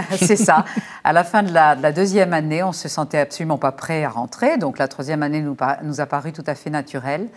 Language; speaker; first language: French; native; French